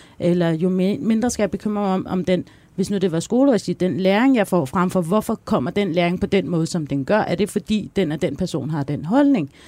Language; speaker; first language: Danish; early bilingual, other home language; Persian